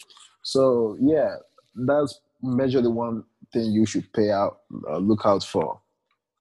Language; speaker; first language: English; non-native, local second language; Igbo